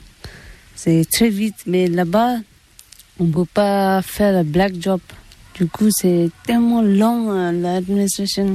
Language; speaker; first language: French; non-native, learner; Tibetan